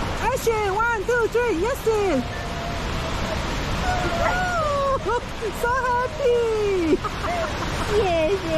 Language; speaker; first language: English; non-native, learner; Korean